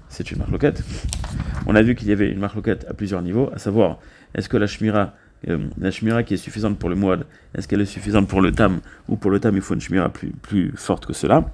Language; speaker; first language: French; native; French